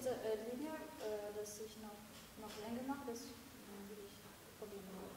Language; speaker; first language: German; non-native, learner; Armenian